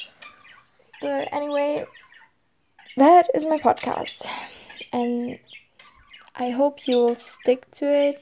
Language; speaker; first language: English; non-native, fluent; German